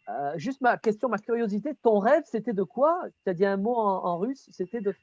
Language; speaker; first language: French; native; French